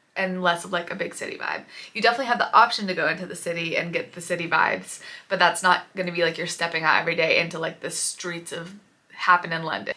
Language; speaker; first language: English; native; English